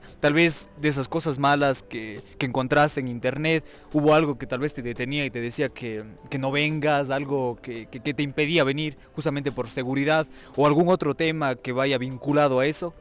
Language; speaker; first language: Spanish; native; Spanish